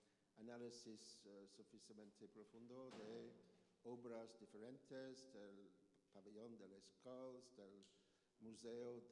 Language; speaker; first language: Spanish; non-native, learner; English